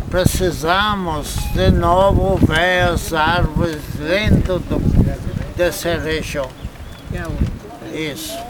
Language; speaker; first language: Portuguese; non-native, fluent; Polish